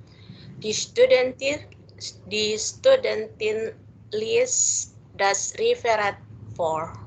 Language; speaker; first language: German; non-native, local second language; Indonesian